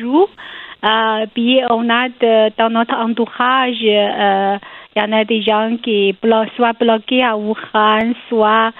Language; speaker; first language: French; non-native, learner; Chinese